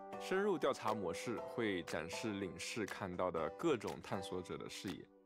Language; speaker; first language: Chinese; native; Chinese